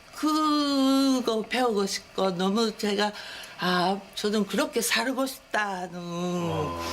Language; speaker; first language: Korean; non-native, fluent; Japanese